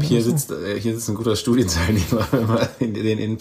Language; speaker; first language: German; native; German